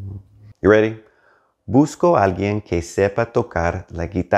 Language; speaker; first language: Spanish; non-native, fluent; English